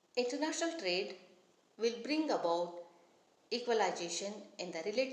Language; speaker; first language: English; non-native, local second language; Kannada